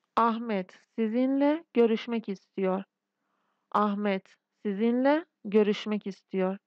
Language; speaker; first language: Turkish; non-native, fluent; Persian